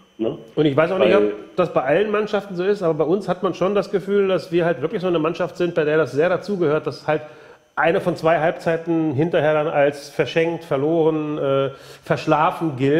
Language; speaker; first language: German; native; German